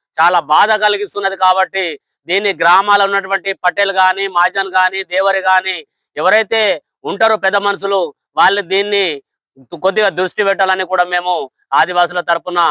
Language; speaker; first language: Telugu; non-native, local second language; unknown